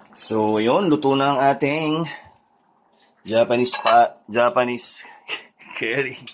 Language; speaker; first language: Filipino; native; Filipino